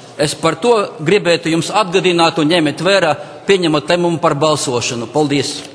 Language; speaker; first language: Latvian; non-native, local second language; Russian